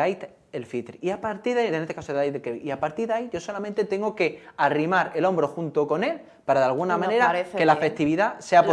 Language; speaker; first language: Spanish; native; Spanish